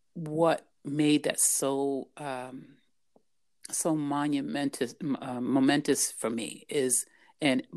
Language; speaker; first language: English; native; English